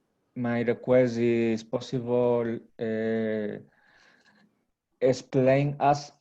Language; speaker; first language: English; non-native, learner; Spanish